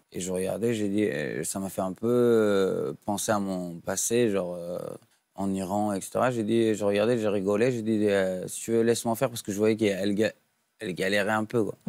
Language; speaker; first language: French; non-native, fluent; Persian